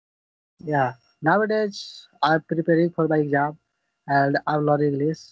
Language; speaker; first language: English; non-native, learner; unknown